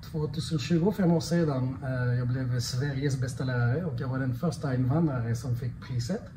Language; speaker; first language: Swedish; non-native, fluent; French